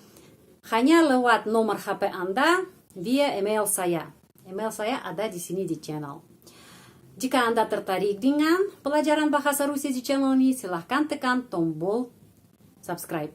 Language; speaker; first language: Indonesian; non-native, fluent; Russian